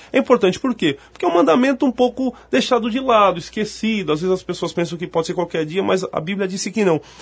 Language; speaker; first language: Portuguese; native; Portuguese